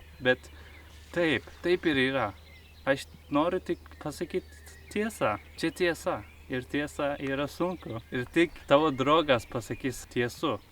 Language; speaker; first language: Lithuanian; non-native, fluent; Turkish